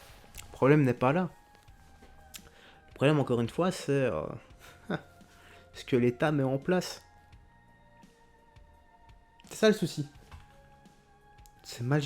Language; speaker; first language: French; native; French